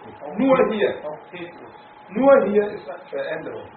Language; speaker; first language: German; non-native, fluent; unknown